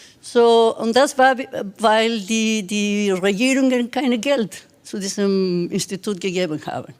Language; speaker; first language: German; non-native, fluent; Spanish